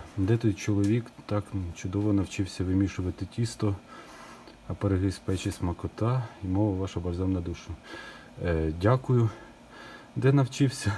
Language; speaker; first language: Ukrainian; non-native, local second language; Russian